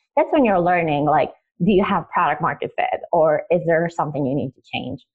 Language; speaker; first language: English; early bilingual, other home language; Italian